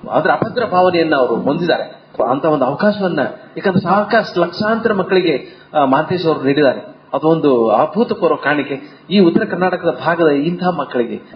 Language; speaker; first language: Kannada; native; Kannada